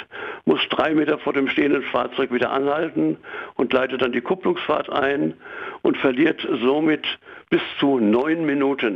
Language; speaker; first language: German; native; German